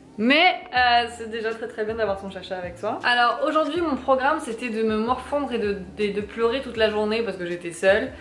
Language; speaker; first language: French; native; French